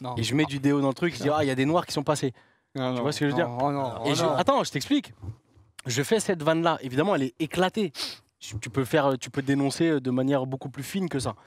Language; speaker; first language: French; native; French